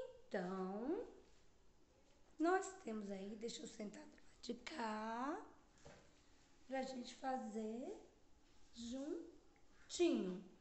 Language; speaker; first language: Portuguese; native; Portuguese